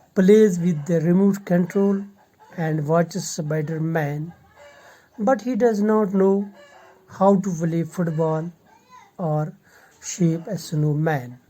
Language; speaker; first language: English; non-native, local second language; Urdu